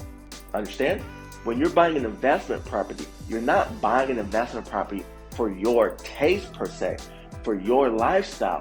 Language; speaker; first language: English; native; English